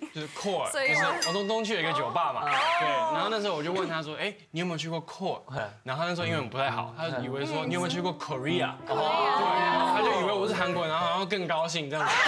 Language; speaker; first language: Chinese; native; Chinese